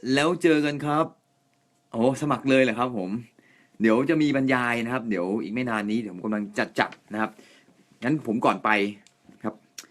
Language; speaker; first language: Thai; non-native, fluent; Japanese